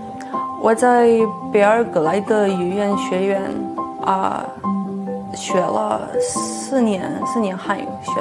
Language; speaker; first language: Chinese; non-native, fluent; Serbian